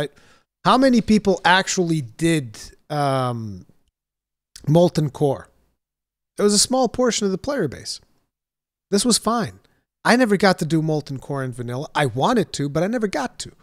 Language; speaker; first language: English; native; English